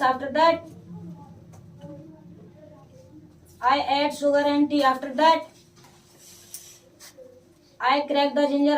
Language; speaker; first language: English; non-native, learner; Hindi